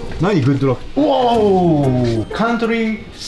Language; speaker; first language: English; non-native, learner; Japanese